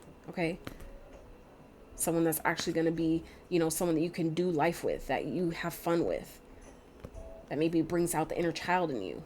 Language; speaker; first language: English; native; English